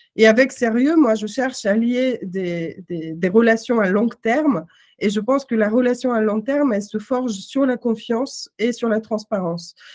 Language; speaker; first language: French; non-native, fluent; Russian